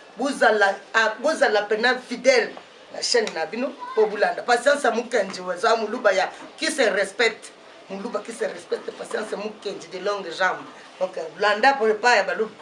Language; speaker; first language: Lingala; non-native, local second language; Luba-Lulua